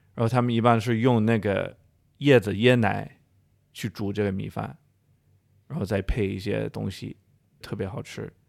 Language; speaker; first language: Chinese; native; Chinese